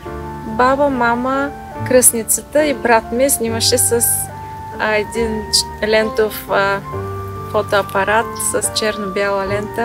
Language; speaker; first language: Bulgarian; native; Bulgarian